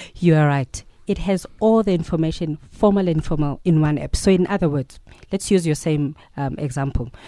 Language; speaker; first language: English; non-native, local second language; Zulu